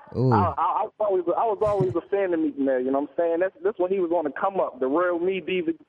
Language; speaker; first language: English; native; English